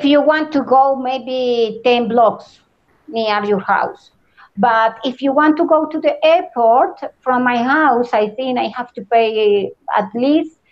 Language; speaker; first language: English; non-native, learner; Spanish